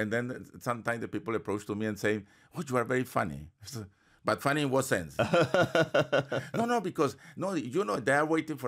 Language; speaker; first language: English; non-native, fluent; Spanish